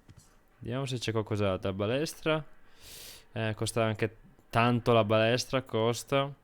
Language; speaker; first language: Italian; native; Italian